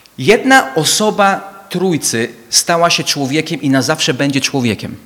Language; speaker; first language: Polish; non-native, fluent; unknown